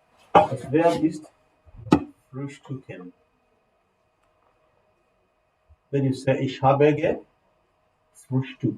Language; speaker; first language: German; non-native, fluent; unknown